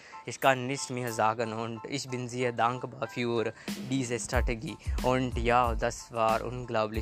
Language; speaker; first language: German; non-native, learner; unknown